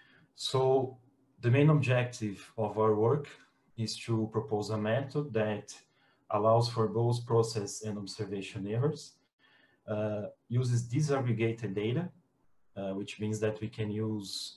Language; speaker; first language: English; non-native, fluent; Portuguese